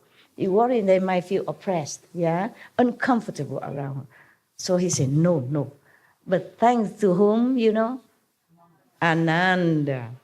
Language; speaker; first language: English; non-native, fluent; Vietnamese